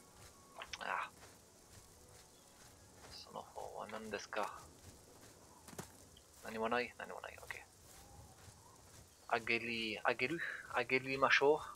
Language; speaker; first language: Japanese; non-native, learner; French